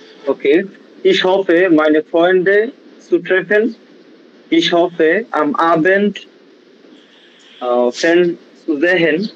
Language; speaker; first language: German; non-native, learner; Bangla